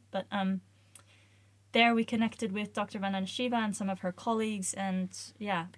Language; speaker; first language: English; native; English